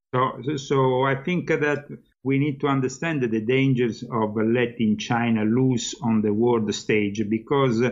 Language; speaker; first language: English; non-native, fluent; Italian